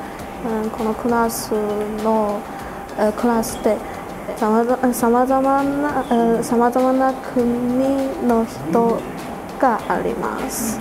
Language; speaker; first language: Japanese; non-native, learner; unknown